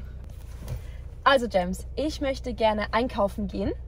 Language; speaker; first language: German; non-native, learner; English